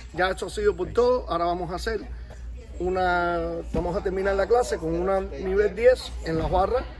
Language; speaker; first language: Spanish; native; Spanish